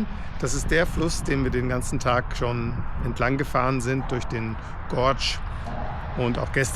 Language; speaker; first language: German; native; German